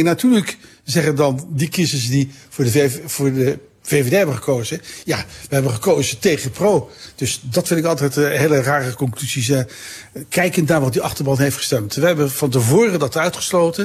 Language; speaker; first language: Dutch; native; Dutch